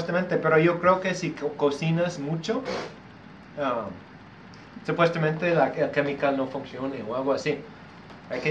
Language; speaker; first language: Spanish; non-native, learner; English